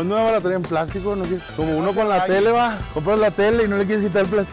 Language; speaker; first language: Spanish; native; Spanish